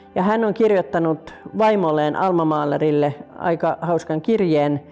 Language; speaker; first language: Finnish; native; Finnish